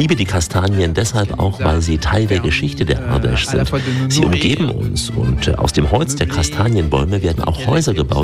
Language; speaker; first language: German; native; German